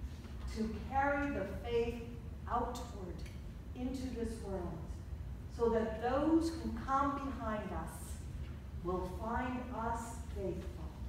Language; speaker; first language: English; native; English